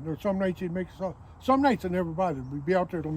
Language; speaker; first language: English; native; English